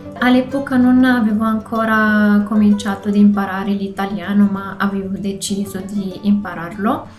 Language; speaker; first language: Italian; non-native, learner; Arabic